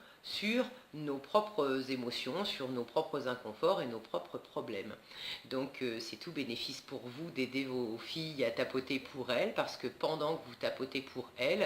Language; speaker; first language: French; native; French